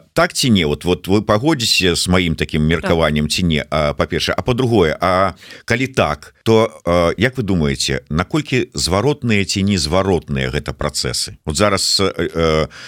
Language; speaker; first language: Belarusian; non-native, local second language; Russian